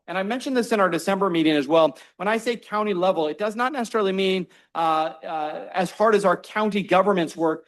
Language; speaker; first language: English; native; English